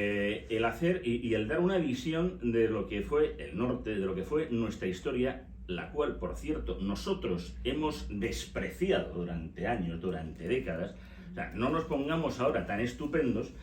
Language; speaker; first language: Spanish; native; Spanish